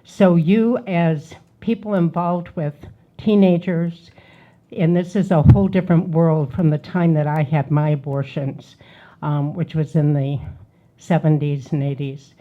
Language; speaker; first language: English; native; English